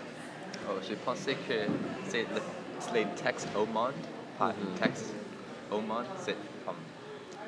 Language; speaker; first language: French; non-native, fluent; English